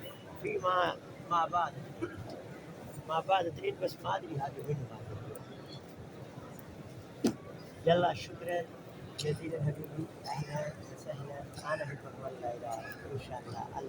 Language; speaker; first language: Arabic; non-native, learner; Urdu